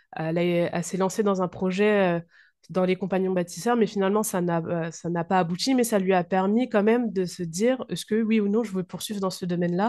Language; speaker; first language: French; native; French